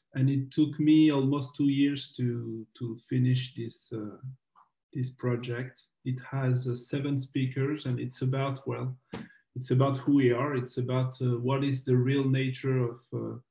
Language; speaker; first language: English; non-native, fluent; French